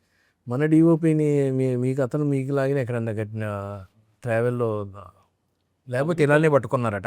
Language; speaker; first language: Telugu; native; Telugu